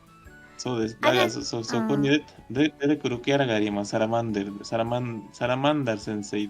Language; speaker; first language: Japanese; non-native, learner; Spanish